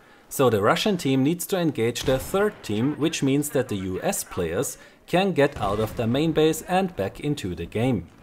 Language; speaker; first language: English; non-native, fluent; German